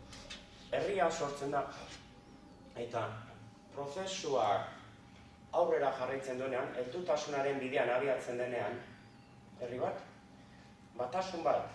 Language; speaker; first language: Basque; native; Basque